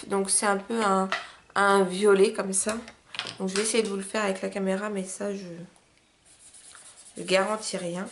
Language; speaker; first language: French; native; French